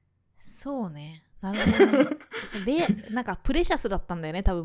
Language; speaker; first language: Japanese; native; Japanese